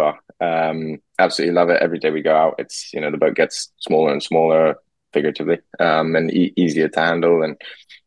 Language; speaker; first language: English; native; English